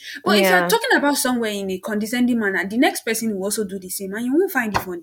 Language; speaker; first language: English; non-native, local second language; Yoruba